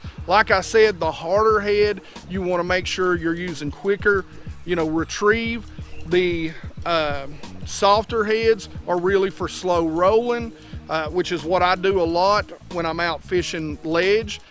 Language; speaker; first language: English; native; English